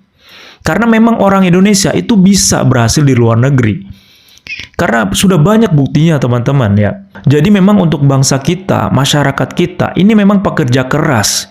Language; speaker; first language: Indonesian; native; Indonesian